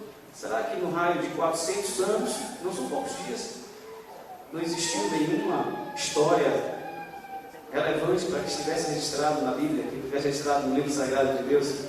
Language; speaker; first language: Portuguese; native; Portuguese